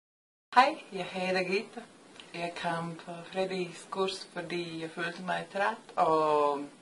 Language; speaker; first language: Danish; non-native, fluent; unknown